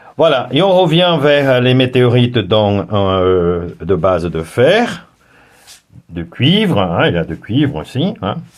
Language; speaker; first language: French; non-native, fluent; Portuguese